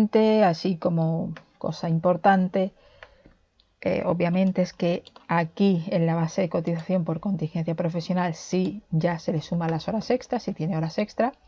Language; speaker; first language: Spanish; native; Spanish